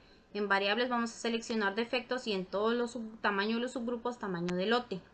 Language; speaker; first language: Spanish; native; Spanish